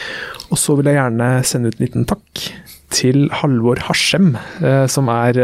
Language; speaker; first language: Norwegian; native; Norwegian